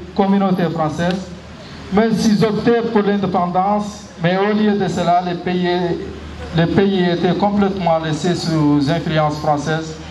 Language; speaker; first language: French; non-native, local second language; Arabic